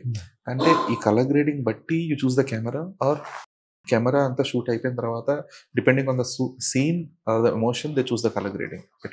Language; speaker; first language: Telugu; native; Telugu